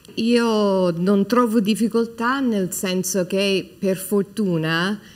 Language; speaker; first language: Italian; non-native, fluent; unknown